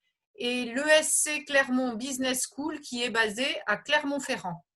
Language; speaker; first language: French; native; French